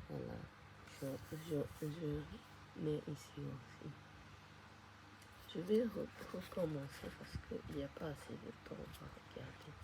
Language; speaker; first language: French; non-native, fluent; Japanese